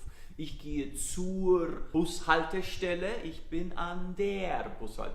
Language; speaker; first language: German; non-native, fluent; Italian